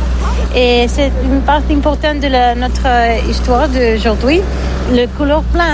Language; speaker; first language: French; non-native, learner; Catalan